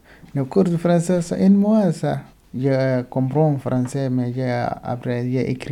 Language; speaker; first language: French; non-native, learner; Arabic